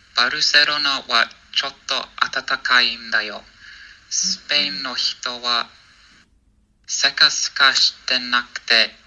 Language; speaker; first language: Japanese; non-native, learner; English